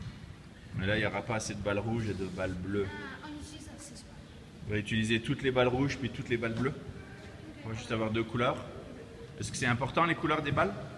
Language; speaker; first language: French; native; French